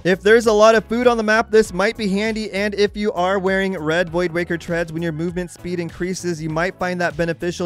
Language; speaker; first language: English; native; English